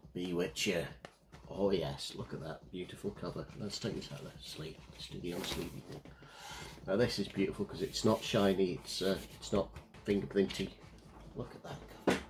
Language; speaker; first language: English; native; English